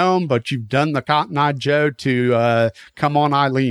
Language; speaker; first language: English; native; English